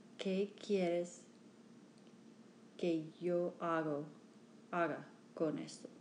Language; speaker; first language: Spanish; non-native, learner; English